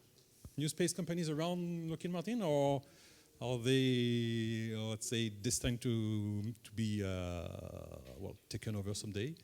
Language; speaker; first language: English; non-native, fluent; French